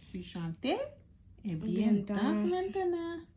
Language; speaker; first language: French; non-native, learner; English